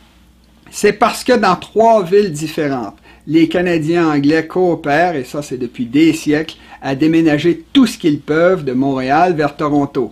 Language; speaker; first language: French; native; French